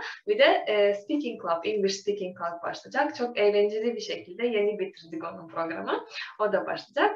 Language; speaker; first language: Turkish; non-native, fluent; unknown